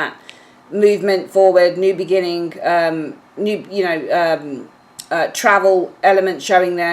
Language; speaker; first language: English; native; English